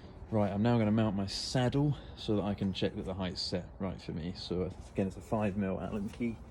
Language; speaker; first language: English; native; English